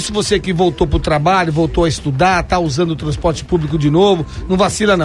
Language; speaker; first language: Portuguese; native; Portuguese